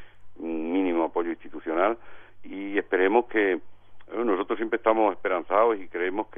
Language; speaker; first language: Spanish; native; Spanish